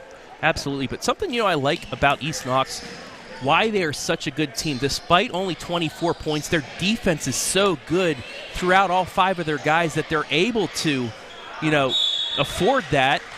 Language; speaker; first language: English; native; English